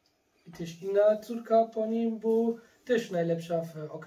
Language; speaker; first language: Polish; early bilingual, heritage; German